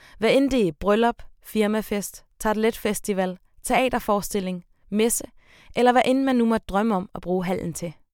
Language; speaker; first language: Danish; native; Danish